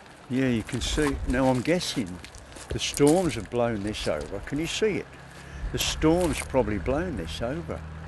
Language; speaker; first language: English; native; English